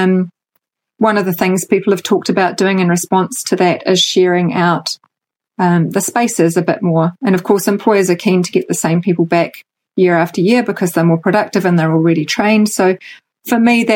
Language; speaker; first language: English; native; English